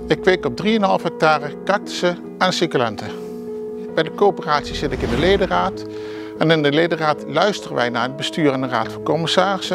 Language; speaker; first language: Dutch; native; Dutch